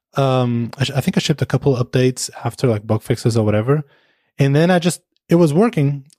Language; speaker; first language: English; non-native, fluent; Portuguese